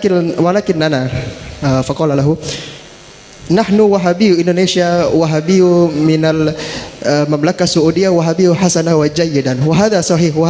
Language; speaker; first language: Arabic; non-native, learner; Indonesian